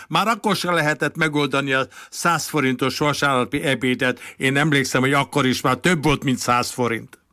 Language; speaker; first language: Hungarian; native; Hungarian